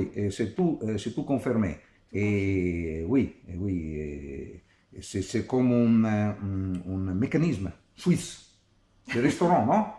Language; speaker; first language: French; non-native, learner; Italian